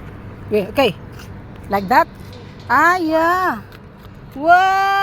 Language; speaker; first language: English; non-native, learner; Filipino